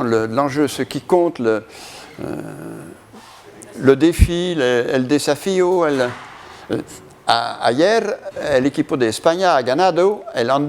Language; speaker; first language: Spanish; non-native, learner; French